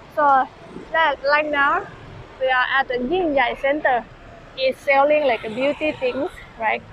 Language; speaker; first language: English; non-native, learner; Thai